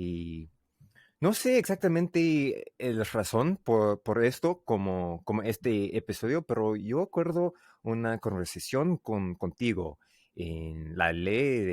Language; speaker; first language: Spanish; non-native, learner; English